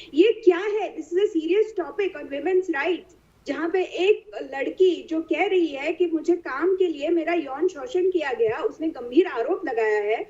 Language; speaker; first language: Hindi; non-native, local second language; Marathi